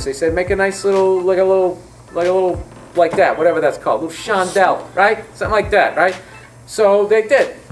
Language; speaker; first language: English; native; English